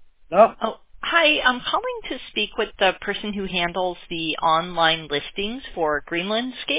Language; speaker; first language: English; native; English